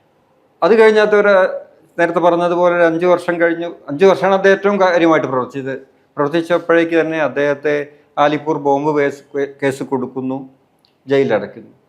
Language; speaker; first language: Malayalam; native; Malayalam